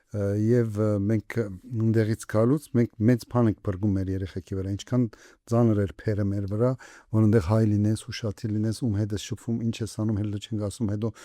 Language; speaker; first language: Armenian; early bilingual, heritage; Armenian